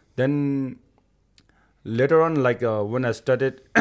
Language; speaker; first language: English; non-native, local second language; Sherpa